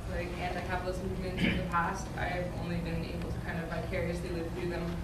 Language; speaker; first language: English; native; English